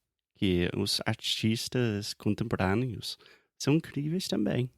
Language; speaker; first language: Portuguese; non-native, fluent; English